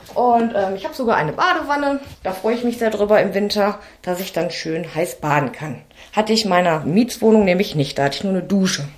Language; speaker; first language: German; native; German